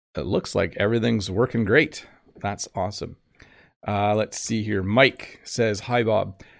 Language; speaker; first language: English; native; English